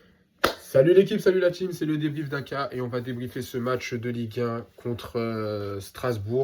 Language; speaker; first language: French; native; French